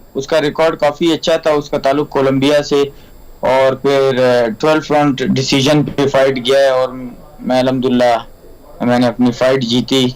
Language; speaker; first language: Urdu; non-native, local second language; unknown